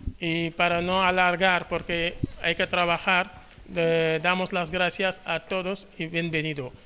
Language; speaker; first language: Spanish; non-native, fluent; Wolof